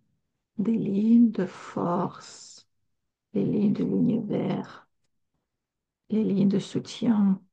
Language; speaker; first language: French; non-native, fluent; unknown